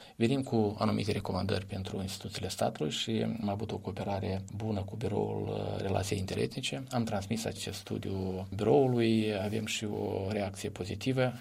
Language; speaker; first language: Romanian; native; Romanian